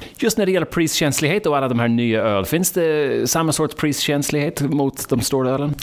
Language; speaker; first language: Swedish; non-native, fluent; English